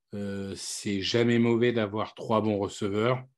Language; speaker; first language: French; native; French